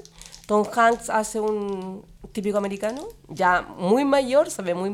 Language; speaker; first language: Spanish; native; Spanish